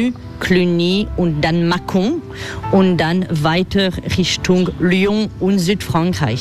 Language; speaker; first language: German; non-native, fluent; French